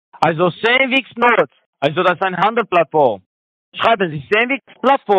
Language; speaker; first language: German; non-native, learner; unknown